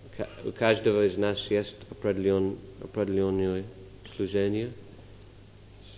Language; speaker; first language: Russian; non-native, fluent; English